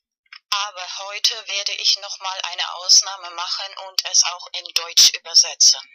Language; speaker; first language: German; non-native, learner; Spanish